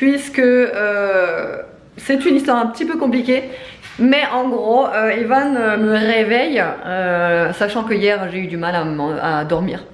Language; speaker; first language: French; native; French